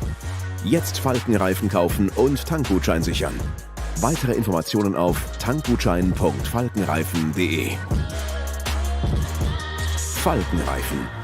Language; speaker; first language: German; native; German